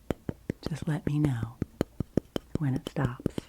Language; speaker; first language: English; native; English